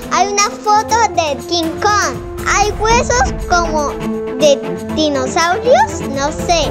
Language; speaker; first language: Spanish; early bilingual, heritage; Spanish